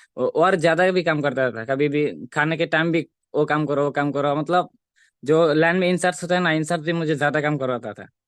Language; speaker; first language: Hindi; non-native, local second language; Bangla